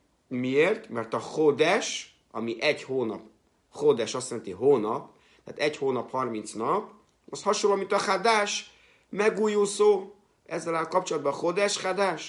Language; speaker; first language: Hungarian; native; Hungarian